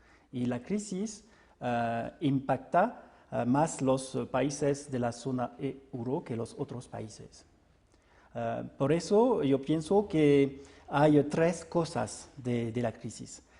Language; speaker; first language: Spanish; non-native, fluent; French